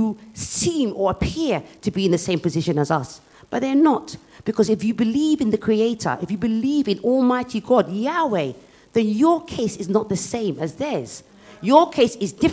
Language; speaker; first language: English; native; English